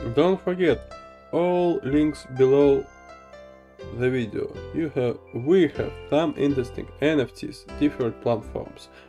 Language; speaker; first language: English; non-native, learner; Russian